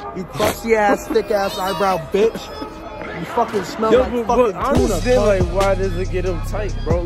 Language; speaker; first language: English; native; English